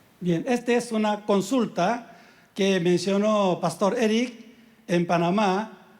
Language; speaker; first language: Spanish; non-native, fluent; Korean